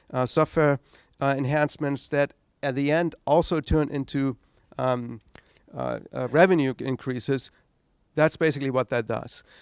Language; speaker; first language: English; non-native, fluent; German